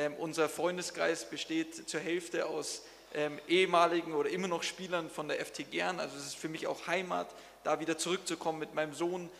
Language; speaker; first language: German; native; German